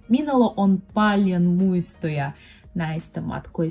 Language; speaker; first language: Finnish; non-native, learner; Russian